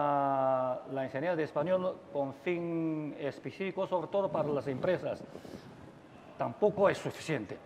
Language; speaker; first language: Spanish; non-native, fluent; Chinese